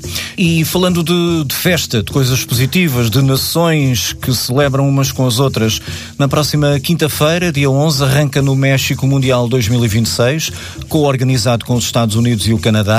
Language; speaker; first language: Portuguese; native; Portuguese